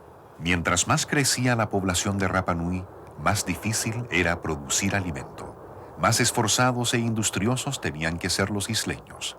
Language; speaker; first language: Spanish; native; Spanish